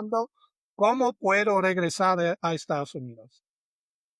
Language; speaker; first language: Spanish; non-native, fluent; German